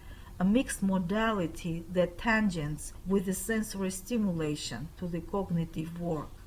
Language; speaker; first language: English; non-native, fluent; Armenian